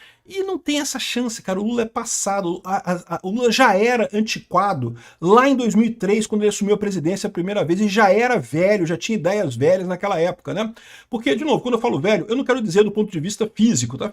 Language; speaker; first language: Portuguese; native; Portuguese